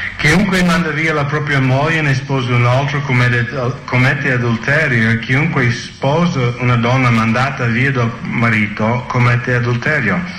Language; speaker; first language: Italian; non-native, fluent; English